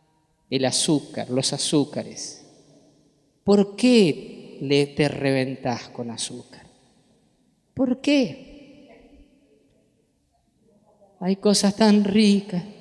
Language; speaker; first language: Spanish; native; Spanish